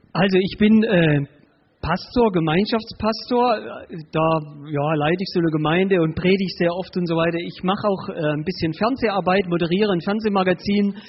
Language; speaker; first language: German; early bilingual, other home language; Spanish